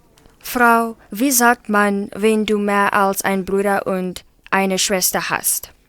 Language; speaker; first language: German; non-native, learner; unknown